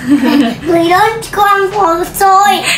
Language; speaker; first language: Vietnamese; early bilingual, heritage; Vietnamese